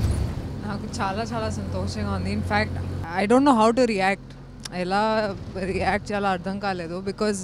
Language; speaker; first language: Telugu; non-native, fluent; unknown